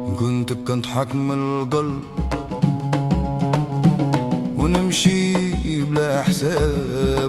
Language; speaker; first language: Arabic; native; Arabic